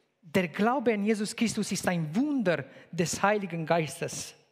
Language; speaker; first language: German; non-native, fluent; Romanian